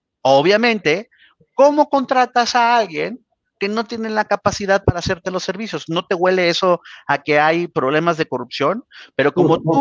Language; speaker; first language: Spanish; native; Spanish